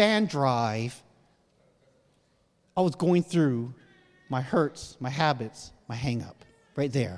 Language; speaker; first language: English; native; English